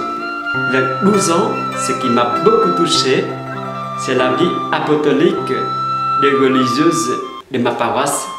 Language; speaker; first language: French; non-native, fluent; Vietnamese